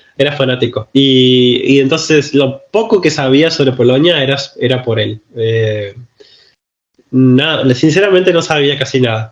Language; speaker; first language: Spanish; native; Spanish